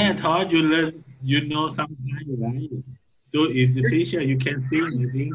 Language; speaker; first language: English; non-native, learner; Thai